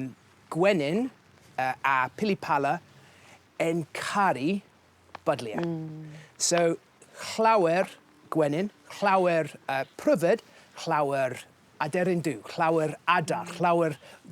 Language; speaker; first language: Welsh; non-native, learner; English